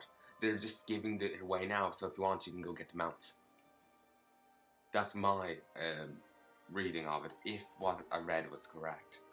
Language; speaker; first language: English; native; English